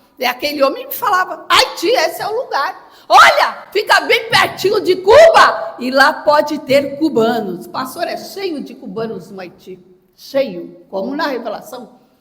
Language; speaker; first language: Portuguese; native; Portuguese